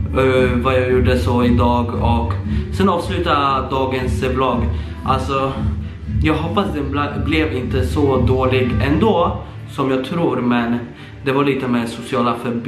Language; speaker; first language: Swedish; early bilingual, other home language; Polish